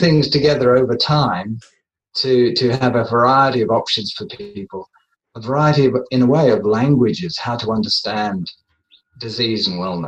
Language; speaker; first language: English; native; English